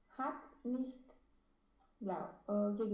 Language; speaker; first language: German; non-native, learner; Romanian